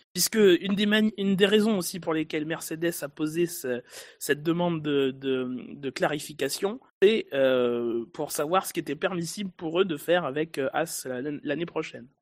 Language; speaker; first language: French; native; French